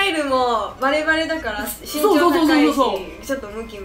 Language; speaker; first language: Japanese; non-native, fluent; Chinese